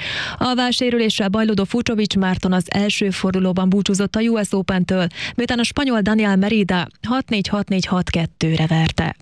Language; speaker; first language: Hungarian; native; Hungarian